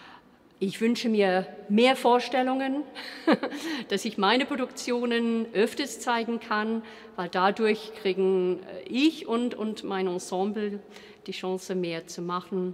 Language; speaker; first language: German; non-native, fluent; English